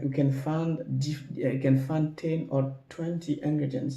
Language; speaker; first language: English; non-native, learner; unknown